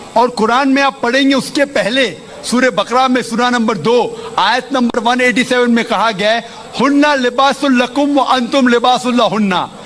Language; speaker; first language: Urdu; non-native, local second language; Konkani